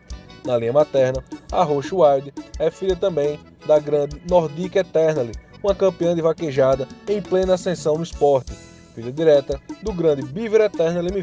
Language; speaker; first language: Portuguese; native; Portuguese